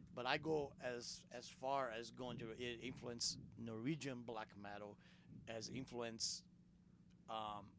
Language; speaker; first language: English; non-native, fluent; Portuguese